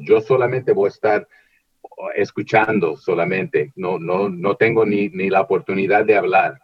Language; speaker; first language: Spanish; early bilingual, heritage; Spanish